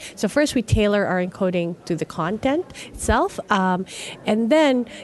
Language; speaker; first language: English; non-native, local second language; Filipino